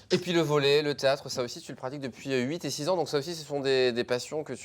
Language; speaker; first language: French; native; French